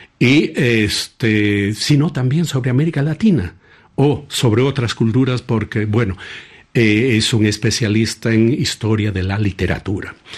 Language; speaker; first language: Spanish; native; Spanish